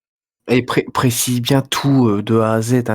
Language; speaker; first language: French; native; French